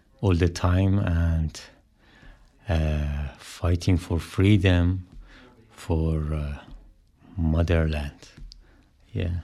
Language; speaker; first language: English; non-native, learner; Persian